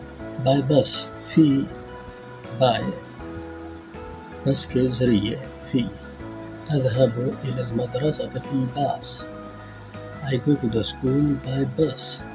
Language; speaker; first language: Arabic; non-native, fluent; Urdu